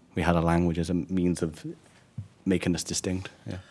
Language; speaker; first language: English; native; English